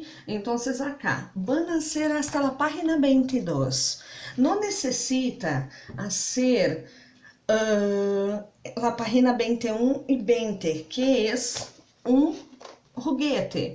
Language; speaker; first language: Spanish; non-native, learner; Portuguese